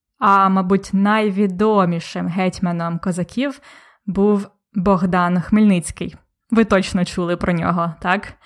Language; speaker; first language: Ukrainian; native; Ukrainian